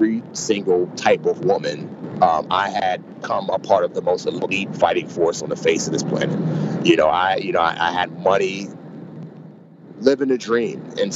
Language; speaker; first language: English; native; English